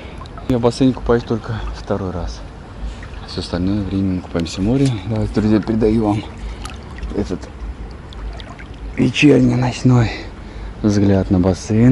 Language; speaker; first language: Russian; native; Russian